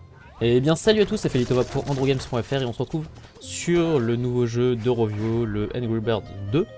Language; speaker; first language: French; native; French